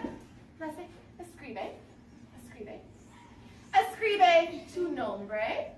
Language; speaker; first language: Spanish; non-native, fluent; English